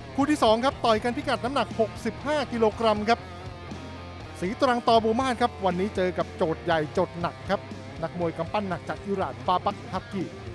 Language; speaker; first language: Thai; native; Thai